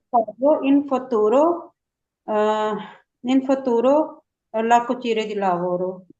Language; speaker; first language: Italian; non-native, learner; Urdu